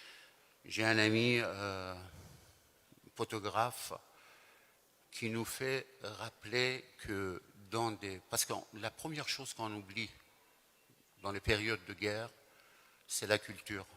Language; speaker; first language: French; non-native, fluent; Persian